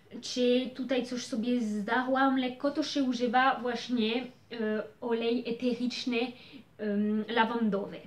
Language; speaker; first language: Polish; early bilingual, heritage; Polish